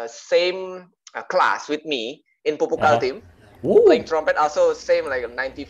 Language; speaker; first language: English; non-native, learner; Indonesian